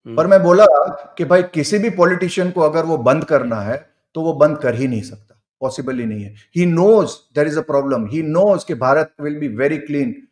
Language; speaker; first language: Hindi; non-native, local second language; Gujarati